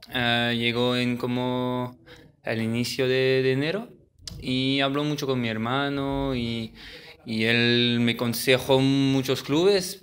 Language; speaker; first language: Spanish; early bilingual, heritage; French